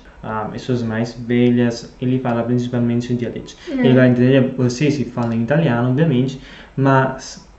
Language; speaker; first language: Portuguese; non-native, fluent; Italian